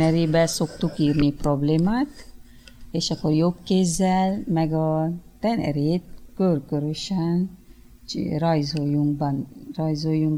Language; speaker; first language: Hungarian; early bilingual, other home language; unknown